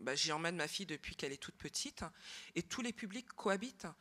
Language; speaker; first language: French; native; French